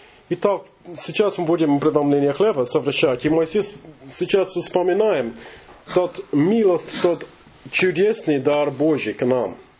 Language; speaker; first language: Russian; non-native, fluent; English